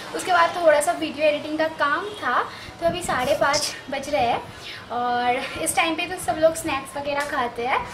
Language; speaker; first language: Hindi; non-native, local second language; Bangla